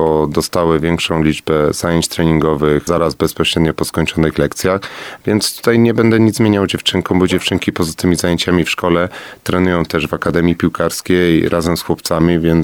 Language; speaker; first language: Polish; native; Polish